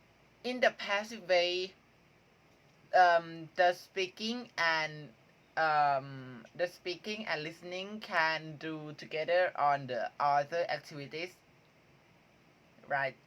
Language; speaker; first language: English; non-native, learner; Thai